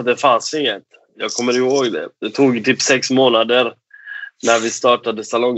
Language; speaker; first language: Swedish; non-native, fluent; Persian